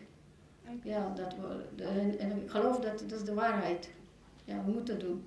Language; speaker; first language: Dutch; non-native, learner; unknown